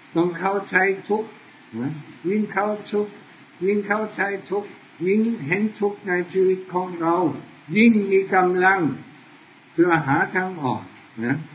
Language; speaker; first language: Thai; non-native, fluent; German